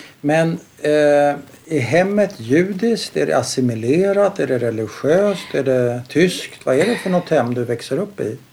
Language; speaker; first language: Swedish; native; Swedish